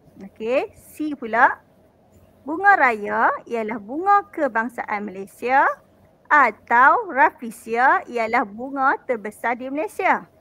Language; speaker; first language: Malay; native; Malay